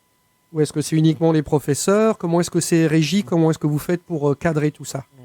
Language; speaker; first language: French; native; French